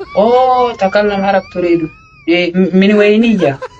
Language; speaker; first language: Arabic; non-native, learner; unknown